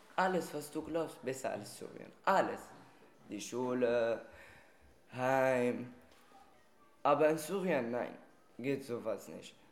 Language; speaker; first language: German; non-native, fluent; Arabic